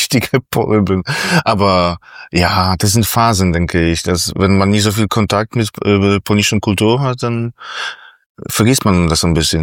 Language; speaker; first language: German; non-native, fluent; Polish